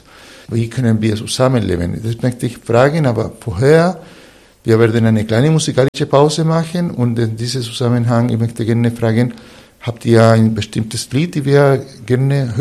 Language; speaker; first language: German; non-native, fluent; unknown